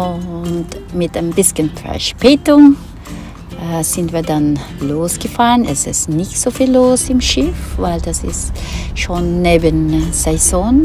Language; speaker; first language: German; non-native, fluent; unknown